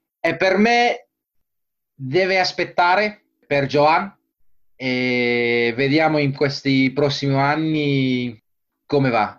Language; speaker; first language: Italian; non-native, fluent; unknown